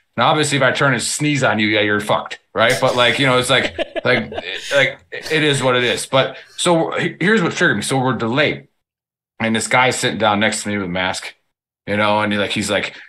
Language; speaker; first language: English; native; English